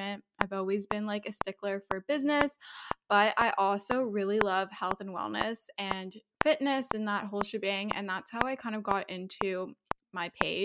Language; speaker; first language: English; native; English